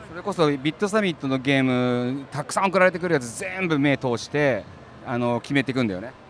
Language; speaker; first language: Japanese; native; Japanese